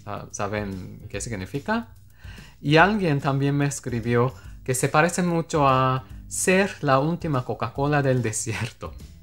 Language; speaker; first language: Spanish; non-native, fluent; Japanese